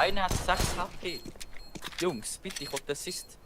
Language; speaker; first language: German; native; German